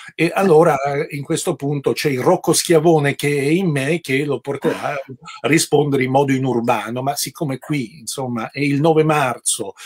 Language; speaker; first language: Italian; native; Italian